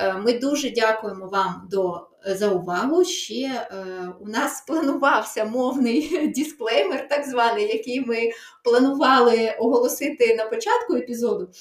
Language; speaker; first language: Ukrainian; non-native, local second language; Russian